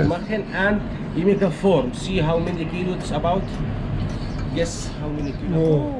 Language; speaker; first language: English; non-native, learner; Arabic